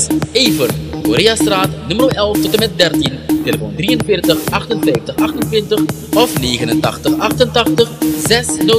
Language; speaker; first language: Dutch; native; Dutch